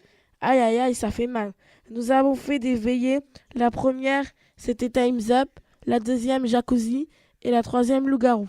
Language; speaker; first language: French; native; French